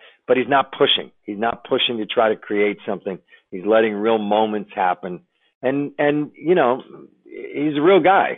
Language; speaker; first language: English; native; English